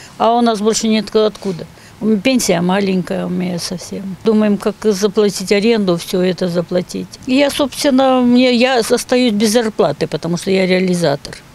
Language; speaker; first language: Russian; native; Russian